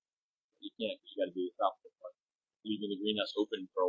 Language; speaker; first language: English; native; English